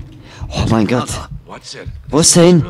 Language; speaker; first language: German; native; German